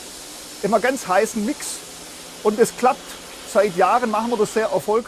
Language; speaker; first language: German; native; German